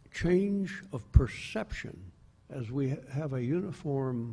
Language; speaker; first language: English; native; English